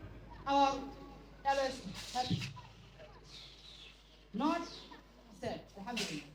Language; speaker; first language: English; non-native, learner; Bangla